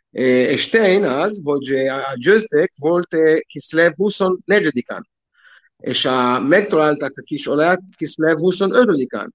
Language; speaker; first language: Hungarian; non-native, learner; Hebrew